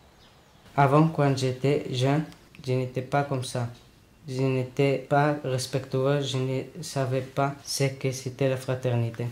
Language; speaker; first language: French; non-native, learner; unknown